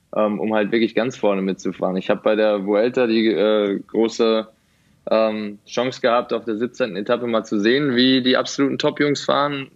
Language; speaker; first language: German; native; German